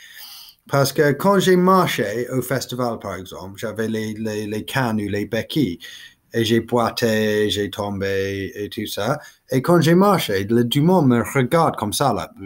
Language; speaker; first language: French; non-native, learner; English